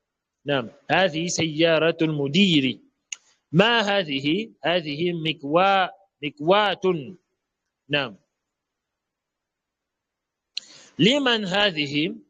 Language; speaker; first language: Arabic; non-native, fluent; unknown